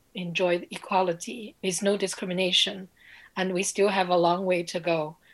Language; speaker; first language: English; non-native, fluent; Chinese